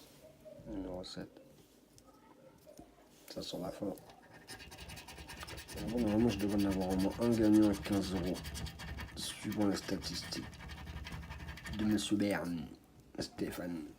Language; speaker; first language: French; native; French